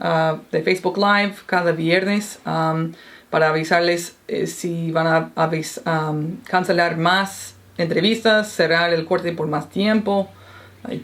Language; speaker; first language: Spanish; non-native, fluent; English